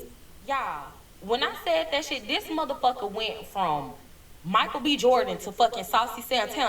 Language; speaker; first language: English; native; English